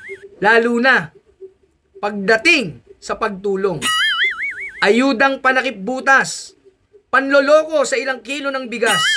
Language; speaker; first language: Filipino; native; Filipino